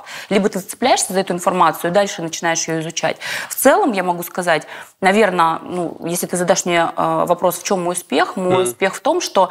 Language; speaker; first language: Russian; native; Russian